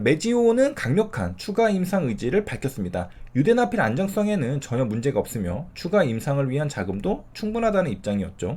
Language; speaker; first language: Korean; native; Korean